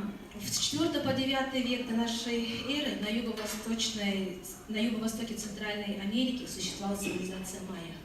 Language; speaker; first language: Russian; native; Russian